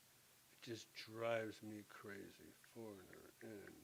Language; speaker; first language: English; native; English